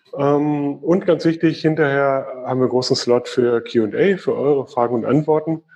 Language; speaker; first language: German; native; German